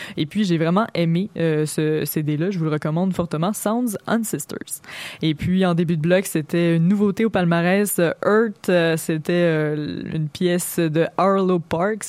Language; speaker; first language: French; native; French